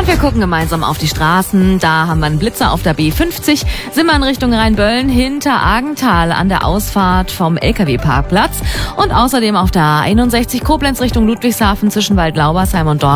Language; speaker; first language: German; native; German